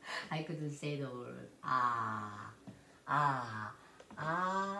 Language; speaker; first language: English; non-native, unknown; Korean